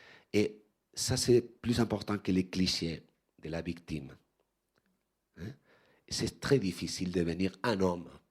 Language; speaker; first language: French; non-native, fluent; Spanish